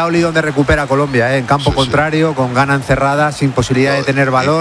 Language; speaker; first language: Spanish; native; Spanish